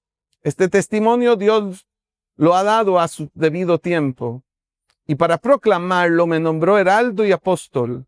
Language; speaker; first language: Spanish; native; Spanish